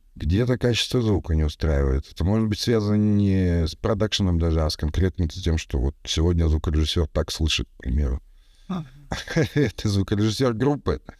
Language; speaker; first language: Russian; native; Russian